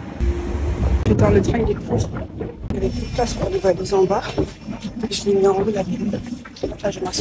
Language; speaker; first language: French; native; French